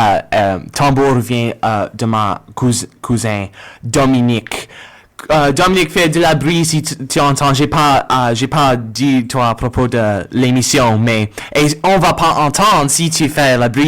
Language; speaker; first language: French; non-native, learner; English